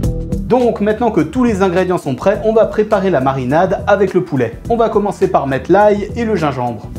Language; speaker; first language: French; native; French